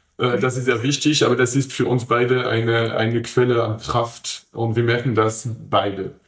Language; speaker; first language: German; non-native, fluent; French